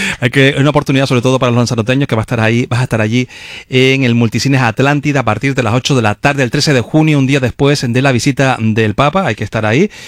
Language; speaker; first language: Spanish; native; Spanish